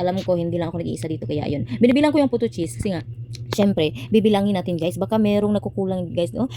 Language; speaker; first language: Filipino; non-native, local second language; Cebuano